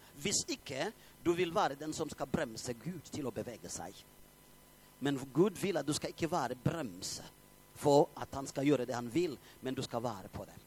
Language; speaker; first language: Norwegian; non-native, fluent; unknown